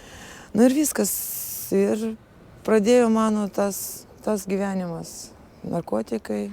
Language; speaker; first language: Lithuanian; early bilingual, other home language; Russian